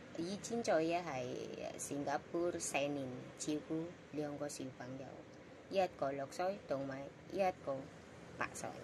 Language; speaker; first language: Cantonese; non-native, learner; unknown